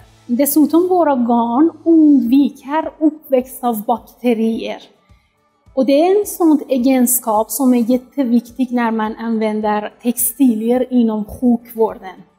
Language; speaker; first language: Swedish; non-native, fluent; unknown